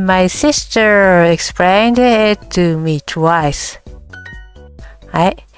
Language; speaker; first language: English; non-native, learner; Japanese